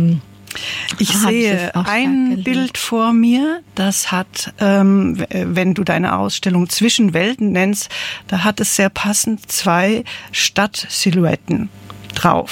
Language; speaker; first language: German; native; German